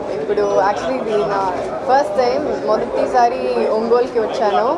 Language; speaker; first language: Telugu; non-native, fluent; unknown